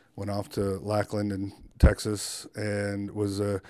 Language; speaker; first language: English; native; English